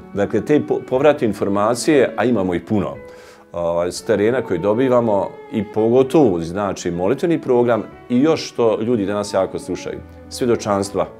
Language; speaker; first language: Croatian; native; Croatian